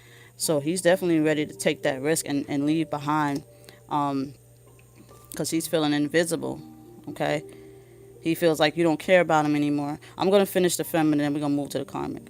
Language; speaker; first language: English; native; English